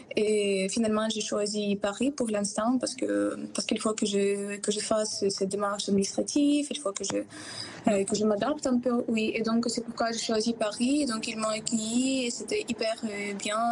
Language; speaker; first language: French; non-native, fluent; Ukrainian